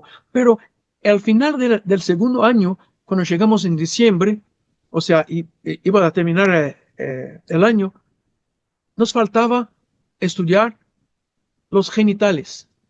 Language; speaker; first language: Spanish; non-native, fluent; Portuguese